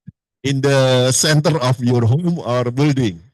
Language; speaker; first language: English; non-native, learner; Indonesian